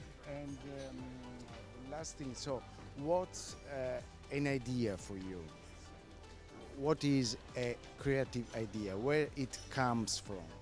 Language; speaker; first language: English; non-native, fluent; Italian